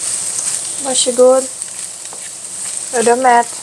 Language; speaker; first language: Swedish; non-native, learner; Filipino